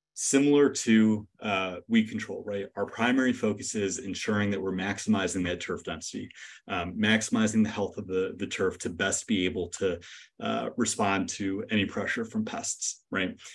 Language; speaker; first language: English; native; English